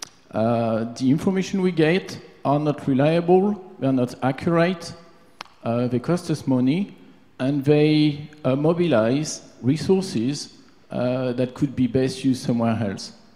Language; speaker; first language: English; non-native, fluent; French